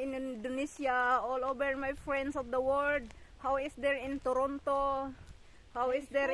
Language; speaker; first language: English; non-native, learner; Cebuano